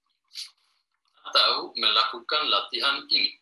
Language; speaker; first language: Indonesian; non-native, learner; German